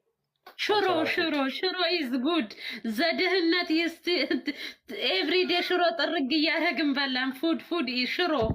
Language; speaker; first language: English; non-native, learner; Amharic